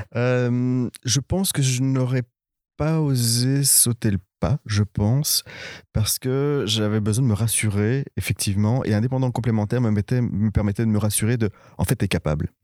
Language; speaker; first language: French; native; French